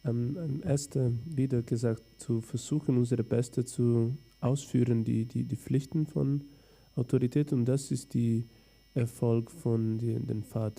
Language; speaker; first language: German; non-native, fluent; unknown